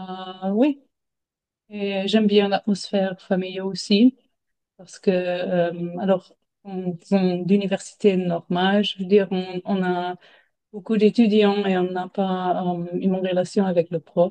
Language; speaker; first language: French; non-native, fluent; German